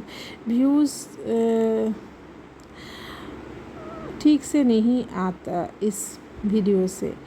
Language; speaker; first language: Hindi; non-native, local second language; Bangla